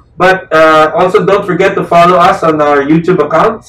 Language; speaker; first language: English; non-native, local second language; Filipino